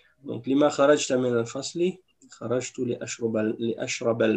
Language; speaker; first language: Arabic; non-native, fluent; French